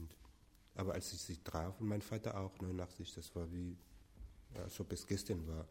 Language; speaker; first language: German; non-native, fluent; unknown